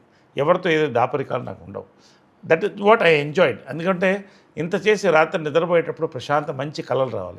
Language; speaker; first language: Telugu; native; Telugu